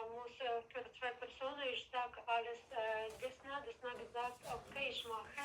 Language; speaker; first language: German; non-native, learner; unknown